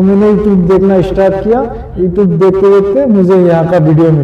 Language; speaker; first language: Hindi; non-native, local second language; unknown